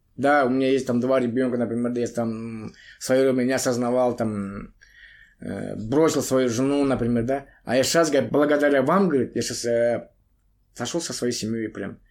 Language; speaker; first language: Russian; non-native, local second language; Kazakh